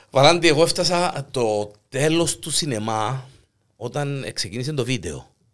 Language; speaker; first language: Greek; native; Greek